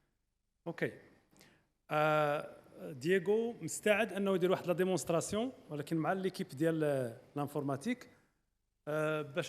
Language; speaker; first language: Arabic; native; Arabic